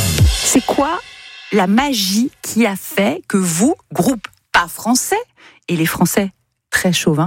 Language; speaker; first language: French; native; French